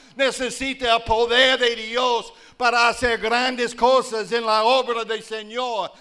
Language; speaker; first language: Spanish; non-native, learner; English